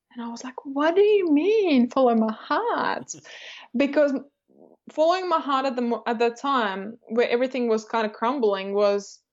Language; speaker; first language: English; early bilingual, other home language; Russian